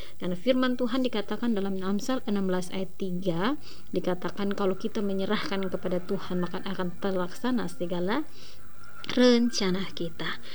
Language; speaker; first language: Indonesian; native; Indonesian